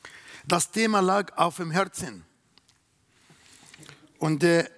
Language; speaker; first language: German; non-native, learner; Arabic